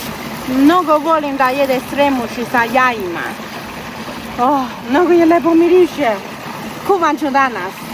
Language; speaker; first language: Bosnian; non-native, learner; Chinese